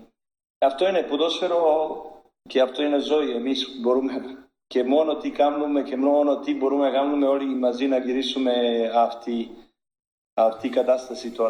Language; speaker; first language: Greek; non-native, learner; Serbian